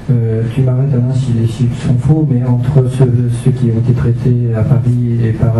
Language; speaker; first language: French; native; French